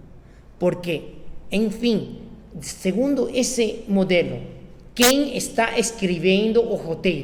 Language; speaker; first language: Portuguese; non-native, fluent; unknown